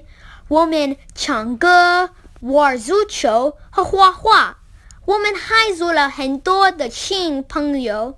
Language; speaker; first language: Chinese; non-native, learner; English